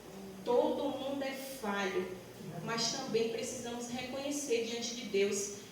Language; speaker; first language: Portuguese; native; Portuguese